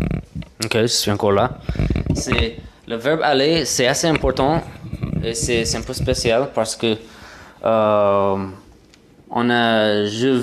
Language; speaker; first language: French; non-native, fluent; English